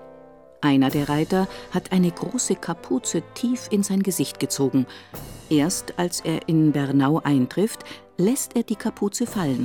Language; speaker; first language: German; native; German